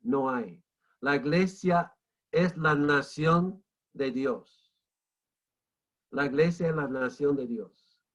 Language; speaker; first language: Spanish; non-native, fluent; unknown